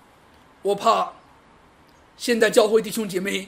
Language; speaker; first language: Chinese; native; Chinese